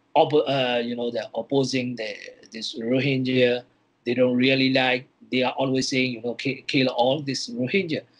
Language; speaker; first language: English; non-native, fluent; Burmese